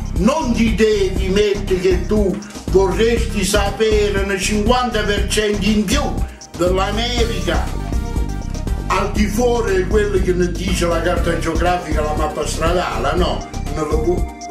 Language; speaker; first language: Italian; native; Italian